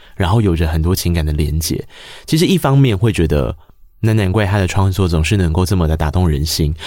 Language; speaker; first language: Chinese; native; Chinese